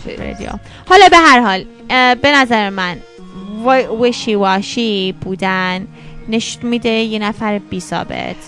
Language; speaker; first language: Persian; early bilingual, heritage; Persian